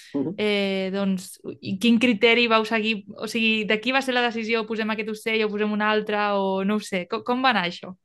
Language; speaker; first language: Catalan; native; Catalan